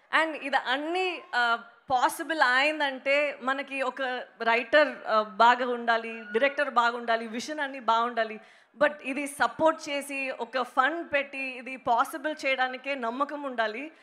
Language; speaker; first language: Telugu; non-native, local second language; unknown